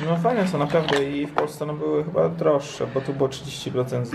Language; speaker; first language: Polish; native; Polish